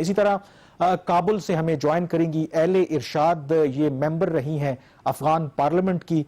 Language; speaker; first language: Urdu; native; Urdu